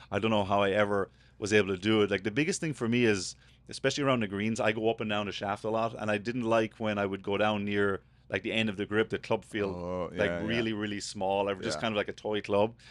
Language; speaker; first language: English; native; English